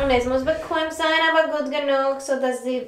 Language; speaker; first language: German; non-native, learner; Spanish